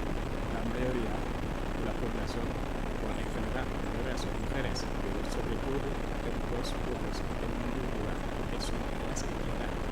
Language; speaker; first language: Spanish; non-native, fluent; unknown